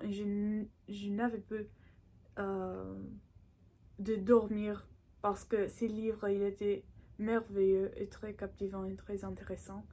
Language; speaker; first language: French; non-native, learner; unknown